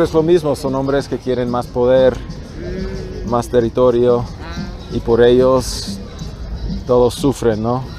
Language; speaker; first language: Spanish; non-native, fluent; English